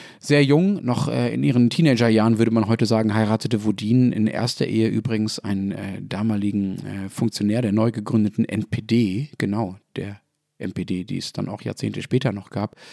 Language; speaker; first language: German; native; German